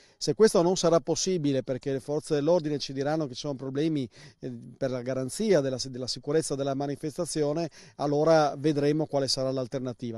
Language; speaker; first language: Italian; native; Italian